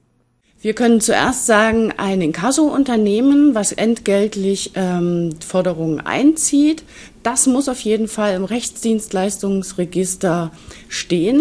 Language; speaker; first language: German; native; German